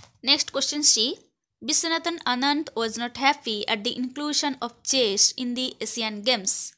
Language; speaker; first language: English; non-native, local second language; Bangla